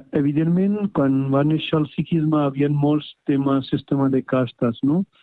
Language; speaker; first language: Catalan; non-native, fluent; Punjabi